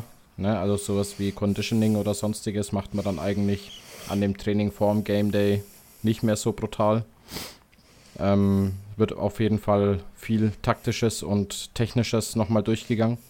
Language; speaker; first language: German; native; German